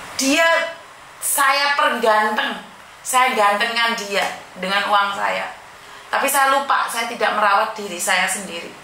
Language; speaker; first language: Indonesian; non-native, local second language; Javanese